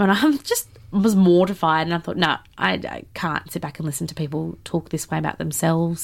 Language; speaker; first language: English; native; English